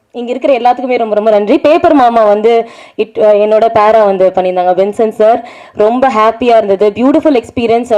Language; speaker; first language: Tamil; native; Tamil